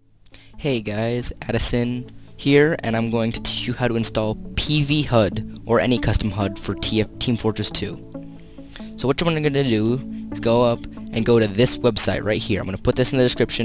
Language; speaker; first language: English; native; English